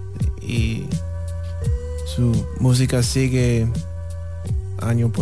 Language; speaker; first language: Spanish; non-native, learner; English